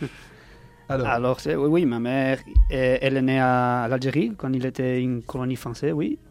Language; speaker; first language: French; early bilingual, heritage; Spanish